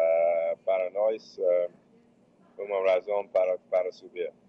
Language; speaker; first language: Portuguese; non-native, fluent; English